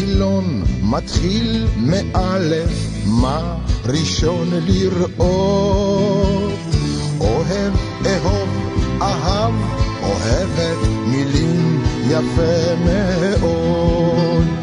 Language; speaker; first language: Hebrew; non-native, learner; Portuguese